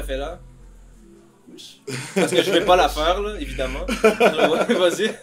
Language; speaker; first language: French; native; French